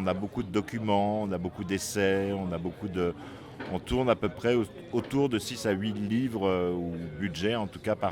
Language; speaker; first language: French; native; French